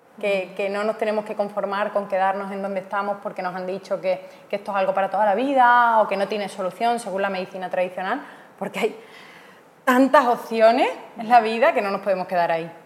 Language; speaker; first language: Spanish; native; Spanish